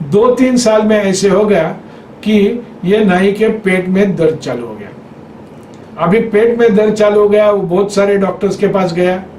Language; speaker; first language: Hindi; non-native, local second language; Marathi